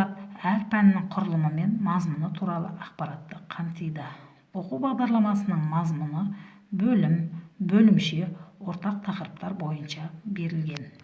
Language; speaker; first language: Kazakh; native; Kazakh